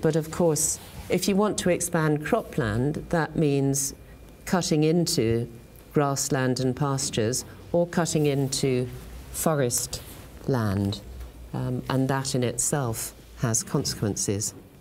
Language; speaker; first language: English; native; English